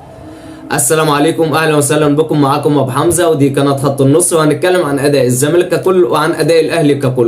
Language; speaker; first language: Arabic; native; Arabic